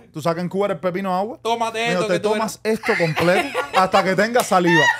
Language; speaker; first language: Spanish; native; Spanish